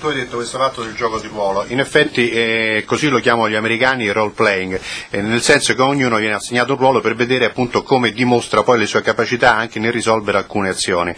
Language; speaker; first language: Italian; native; Italian